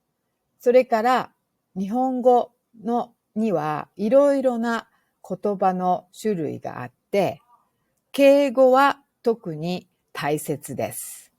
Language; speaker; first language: Japanese; non-native, fluent; English